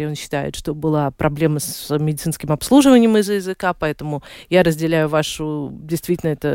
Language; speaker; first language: Russian; native; Russian